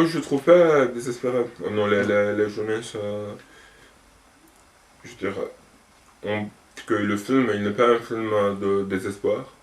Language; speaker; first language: French; non-native, local second language; Arabic